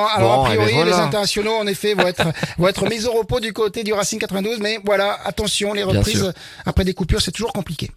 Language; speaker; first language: French; native; French